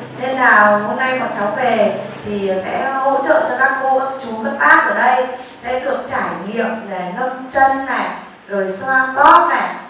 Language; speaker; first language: Vietnamese; native; Vietnamese